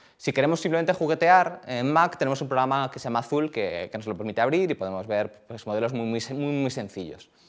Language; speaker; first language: Spanish; native; Spanish